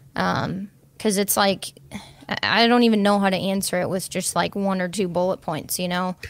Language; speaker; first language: English; native; English